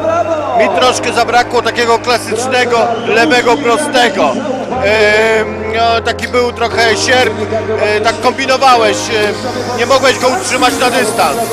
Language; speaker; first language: Polish; native; Polish